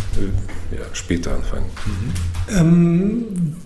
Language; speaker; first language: German; non-native, fluent; Russian